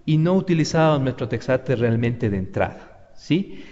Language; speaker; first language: Spanish; native; Spanish